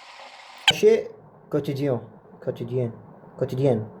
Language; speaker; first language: French; non-native, learner; Arabic